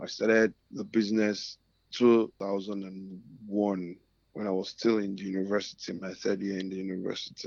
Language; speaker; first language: English; non-native, local second language; Yoruba